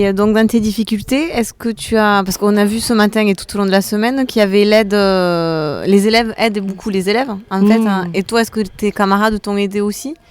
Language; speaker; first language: French; native; French